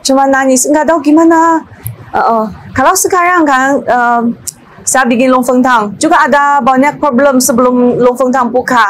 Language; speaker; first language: Indonesian; non-native, learner; Chinese